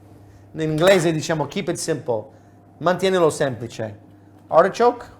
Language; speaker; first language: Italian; non-native, fluent; English